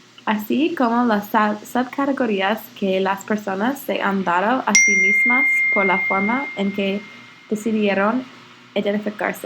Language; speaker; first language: Spanish; non-native, learner; English